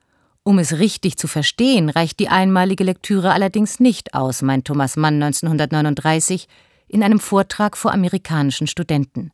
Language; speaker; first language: German; native; German